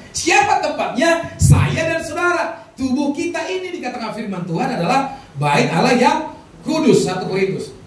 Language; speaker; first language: Indonesian; non-native, local second language; Batak Toba